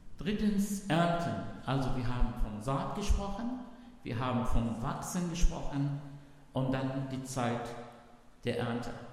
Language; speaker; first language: German; non-native, fluent; Arabic